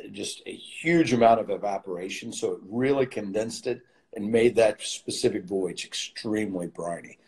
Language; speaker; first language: English; native; English